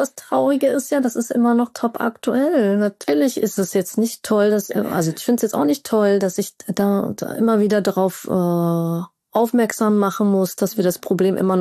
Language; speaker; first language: German; native; German